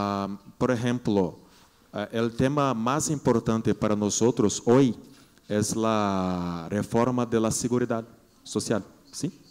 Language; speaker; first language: Spanish; non-native, learner; Portuguese